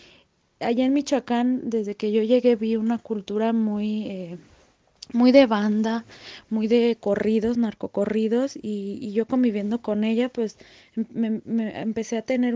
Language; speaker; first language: Spanish; native; Spanish